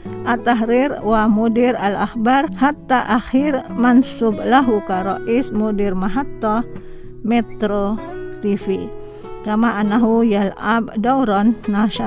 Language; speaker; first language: Arabic; non-native, fluent; Indonesian